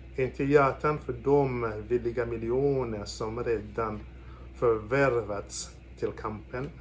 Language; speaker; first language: Swedish; non-native, fluent; French